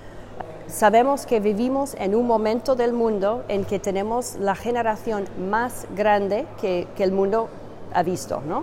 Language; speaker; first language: Spanish; non-native, fluent; English